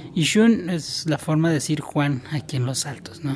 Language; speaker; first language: Spanish; non-native, local second language; Tzotzil